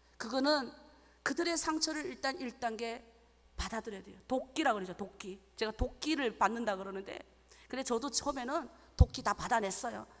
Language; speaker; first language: Korean; native; Korean